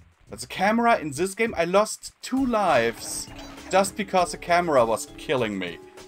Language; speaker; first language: English; non-native, fluent; German